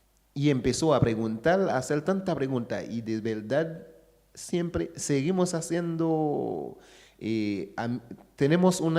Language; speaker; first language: Spanish; non-native, fluent; Haitian Creole